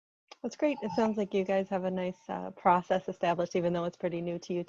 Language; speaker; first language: English; native; English